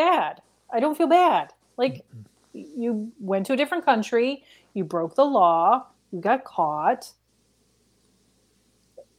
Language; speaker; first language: English; native; English